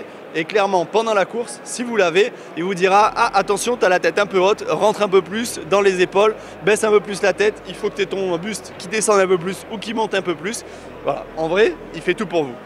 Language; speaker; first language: French; native; French